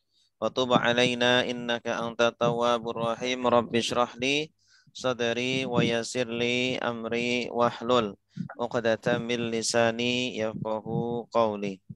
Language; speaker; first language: Arabic; non-native, fluent; Indonesian